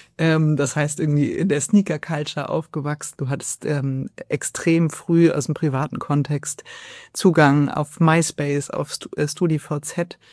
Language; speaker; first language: German; native; German